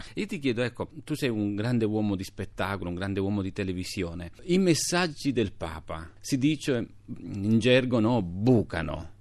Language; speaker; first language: Italian; native; Italian